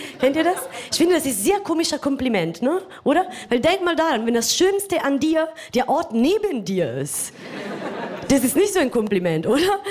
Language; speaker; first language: German; non-native, fluent; Italian